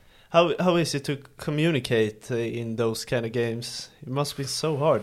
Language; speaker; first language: English; non-native, fluent; Swedish